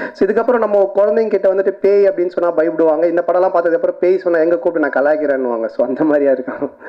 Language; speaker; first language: Tamil; native; Tamil